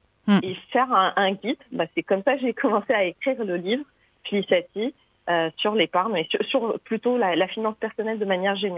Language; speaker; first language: French; non-native, local second language; Arabic